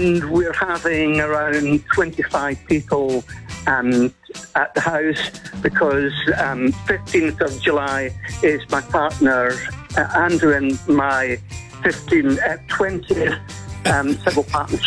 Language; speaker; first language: English; native; English